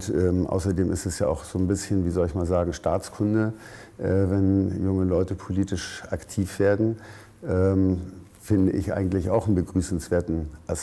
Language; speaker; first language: German; native; German